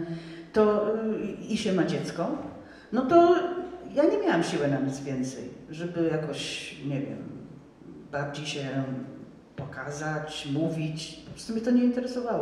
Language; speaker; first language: Polish; non-native, fluent; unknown